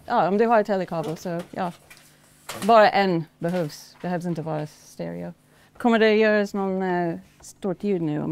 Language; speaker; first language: Swedish; non-native, fluent; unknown